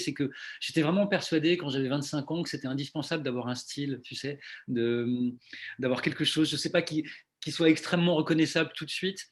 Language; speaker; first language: French; native; French